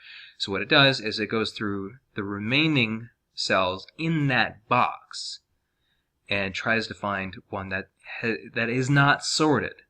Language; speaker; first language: English; native; English